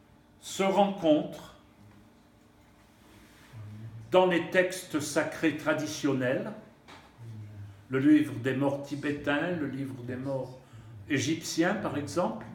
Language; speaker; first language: French; native; French